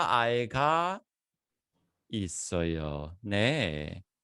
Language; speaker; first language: Korean; non-native, fluent; English